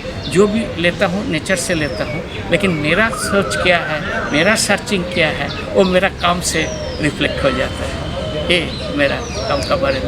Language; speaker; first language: Hindi; non-native, local second language; Bangla